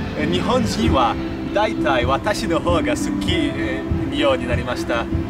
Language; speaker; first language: Japanese; non-native, fluent; Portuguese